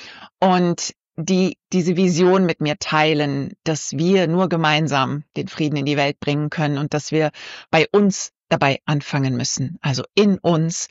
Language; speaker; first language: German; native; German